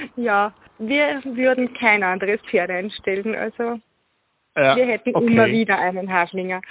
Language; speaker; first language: German; native; German